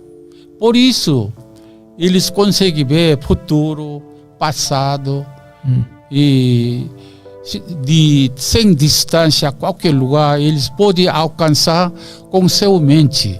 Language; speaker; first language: Portuguese; non-native, learner; Korean